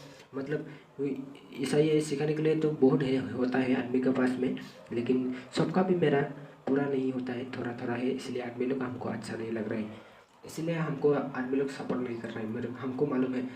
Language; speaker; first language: Hindi; non-native, local second language; Bodo